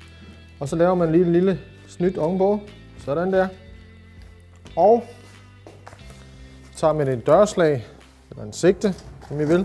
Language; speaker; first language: Danish; native; Danish